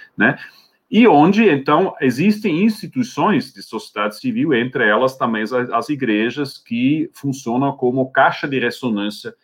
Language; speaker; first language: Portuguese; non-native, fluent; Swiss German